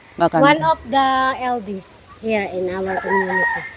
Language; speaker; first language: English; non-native, learner; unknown